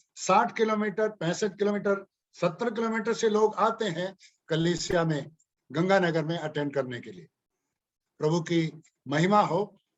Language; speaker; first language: Hindi; non-native, local second language; Punjabi